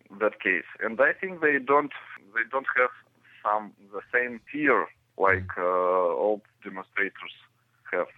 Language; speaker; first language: English; non-native, learner; Russian